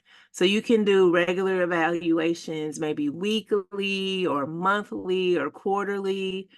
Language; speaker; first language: English; native; English